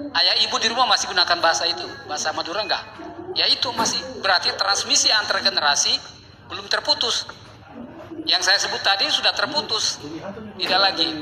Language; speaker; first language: Indonesian; non-native, local second language; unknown